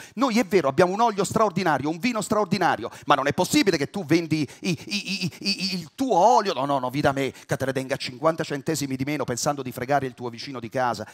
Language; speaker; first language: Italian; native; Italian